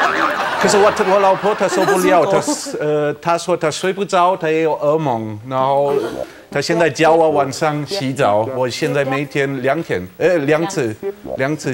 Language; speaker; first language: Chinese; non-native, fluent; German